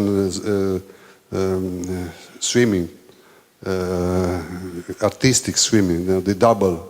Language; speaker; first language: English; non-native, learner; Italian